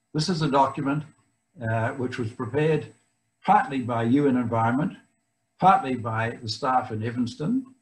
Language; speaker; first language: English; native; English